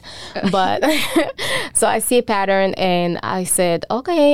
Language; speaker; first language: English; non-native, fluent; Mandingo